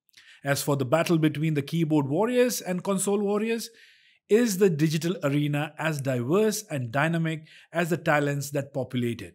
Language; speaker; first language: English; non-native, local second language; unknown